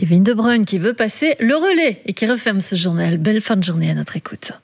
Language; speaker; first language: French; native; French